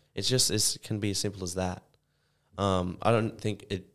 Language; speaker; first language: English; native; English